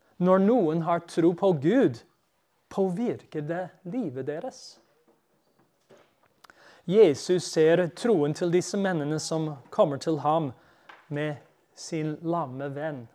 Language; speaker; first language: Norwegian; non-native, fluent; English